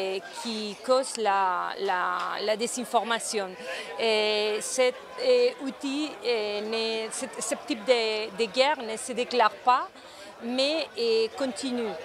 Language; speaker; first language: French; non-native, fluent; Spanish